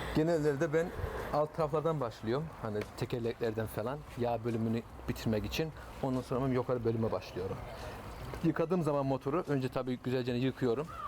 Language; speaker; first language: Turkish; early bilingual, heritage; Turkish